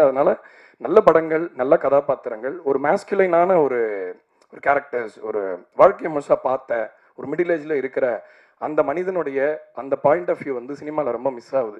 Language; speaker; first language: Tamil; native; Tamil